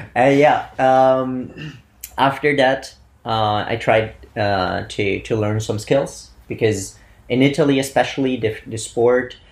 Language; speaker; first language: English; non-native, fluent; Italian